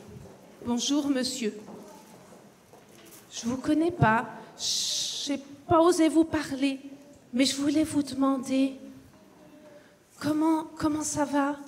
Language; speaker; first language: French; native; French